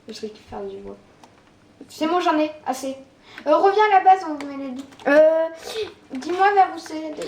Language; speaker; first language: French; native; French